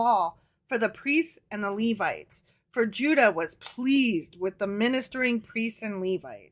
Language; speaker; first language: English; native; English